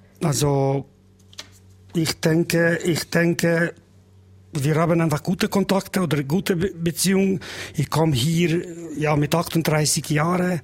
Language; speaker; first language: German; non-native, learner; Albanian